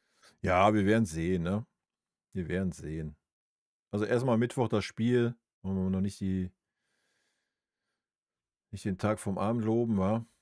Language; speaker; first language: German; native; German